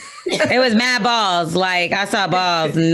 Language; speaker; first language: English; native; English